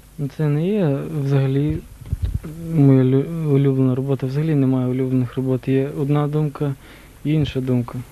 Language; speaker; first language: Ukrainian; native; Ukrainian